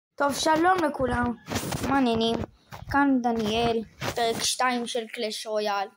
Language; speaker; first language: Hebrew; native; Hebrew